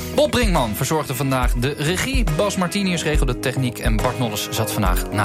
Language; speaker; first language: Dutch; native; Dutch